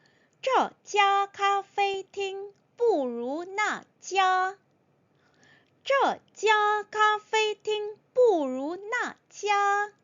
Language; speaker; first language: Chinese; non-native, fluent; Korean